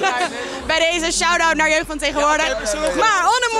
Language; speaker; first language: Dutch; native; Dutch